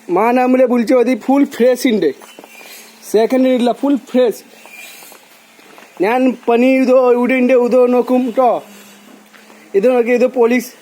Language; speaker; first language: Malayalam; non-native, learner; Bangla